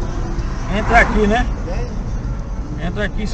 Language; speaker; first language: Portuguese; native; Portuguese